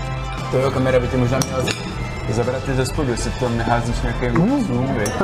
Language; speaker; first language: Czech; native; Czech